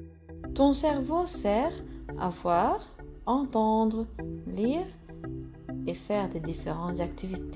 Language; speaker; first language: French; non-native, fluent; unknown